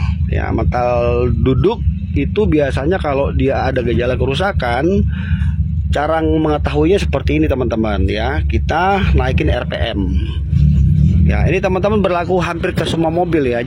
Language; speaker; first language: Indonesian; native; Indonesian